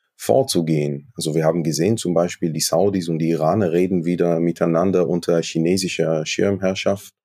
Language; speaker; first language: German; non-native, fluent; Hebrew